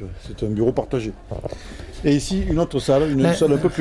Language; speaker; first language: French; native; French